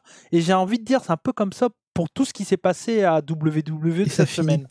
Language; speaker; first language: French; native; French